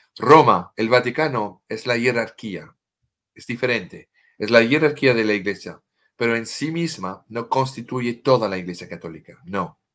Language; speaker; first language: Spanish; non-native, fluent; French